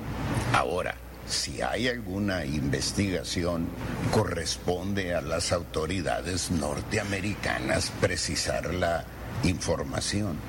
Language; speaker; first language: Spanish; native; Spanish